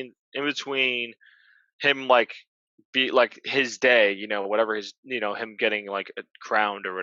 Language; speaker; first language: English; native; English